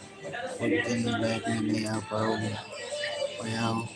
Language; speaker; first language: Hindi; non-native, local second language; Santali